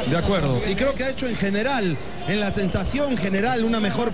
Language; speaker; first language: Spanish; native; Spanish